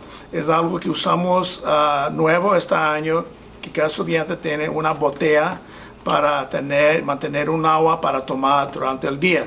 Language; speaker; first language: Spanish; non-native, fluent; English